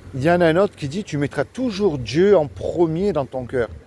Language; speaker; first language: French; native; French